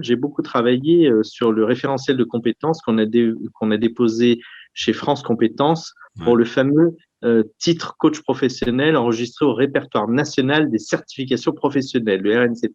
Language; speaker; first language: French; native; French